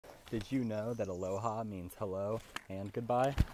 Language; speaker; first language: English; native; English